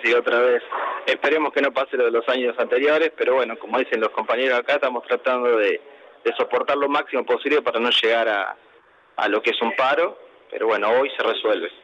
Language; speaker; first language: Spanish; native; Spanish